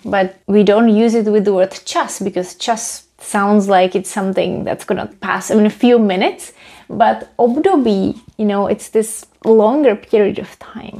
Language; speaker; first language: English; non-native, fluent; Czech